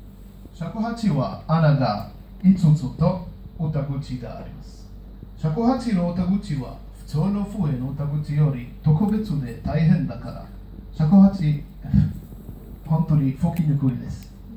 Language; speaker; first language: Japanese; non-native, learner; Hebrew